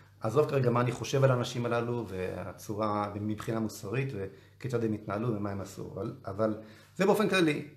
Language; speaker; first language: Hebrew; native; Hebrew